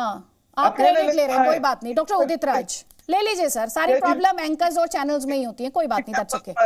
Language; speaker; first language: Hindi; native; Hindi